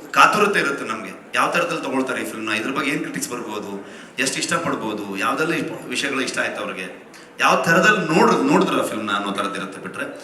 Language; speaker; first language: Kannada; native; Kannada